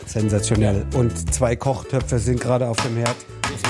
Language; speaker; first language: German; native; German